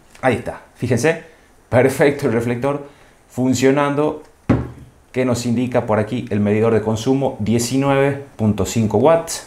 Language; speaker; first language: Spanish; native; Spanish